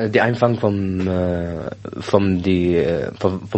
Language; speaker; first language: German; non-native, learner; Arabic